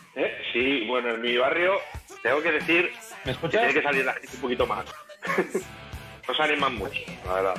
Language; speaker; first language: Spanish; native; Spanish